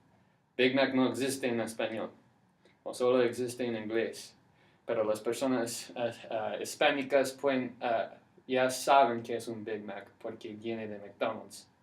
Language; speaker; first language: Spanish; non-native, fluent; English